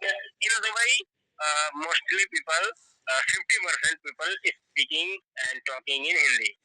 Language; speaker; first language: English; non-native, learner; Hindi